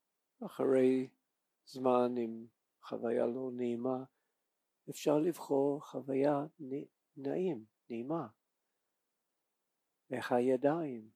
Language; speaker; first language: Hebrew; non-native, fluent; English